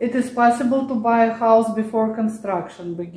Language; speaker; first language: English; non-native, learner; Russian